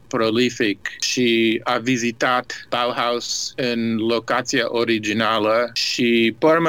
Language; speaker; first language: Romanian; early bilingual, heritage; Romanian